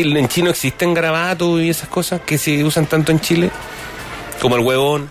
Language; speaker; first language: Spanish; native; Spanish